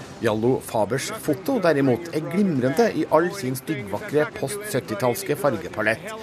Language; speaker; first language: Norwegian; native; Norwegian